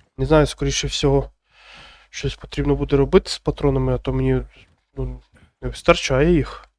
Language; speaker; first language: Ukrainian; non-native, local second language; Russian